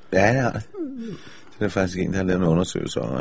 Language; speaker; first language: Danish; non-native, fluent; Hebrew